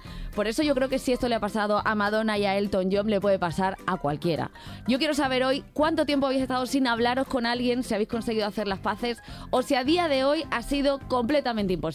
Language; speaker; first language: Spanish; native; Spanish